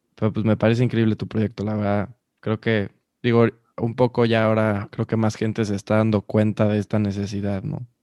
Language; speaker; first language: Spanish; native; Spanish